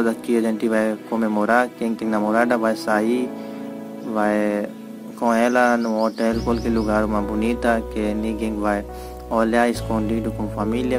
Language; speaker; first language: Portuguese; non-native, learner; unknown